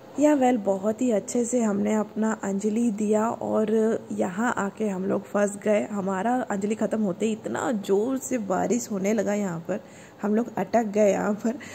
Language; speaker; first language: Hindi; non-native, local second language; Bangla